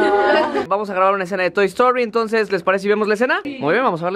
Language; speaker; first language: Spanish; native; Spanish